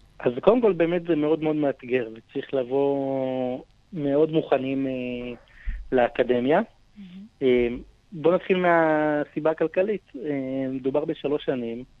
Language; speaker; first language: Hebrew; native; Hebrew